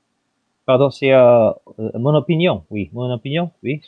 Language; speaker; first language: French; non-native, fluent; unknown